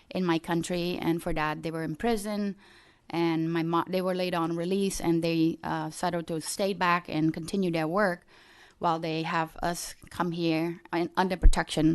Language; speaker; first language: English; early bilingual, other home language; Khmer